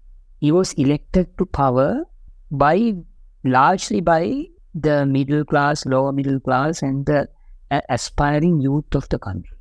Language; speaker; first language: English; non-native, local second language; Sinhala